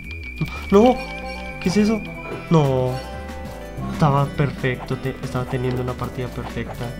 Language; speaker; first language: Spanish; native; Spanish